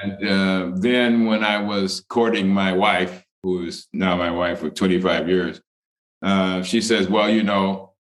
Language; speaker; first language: English; native; English